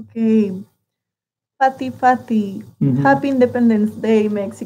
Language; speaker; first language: English; non-native, learner; Spanish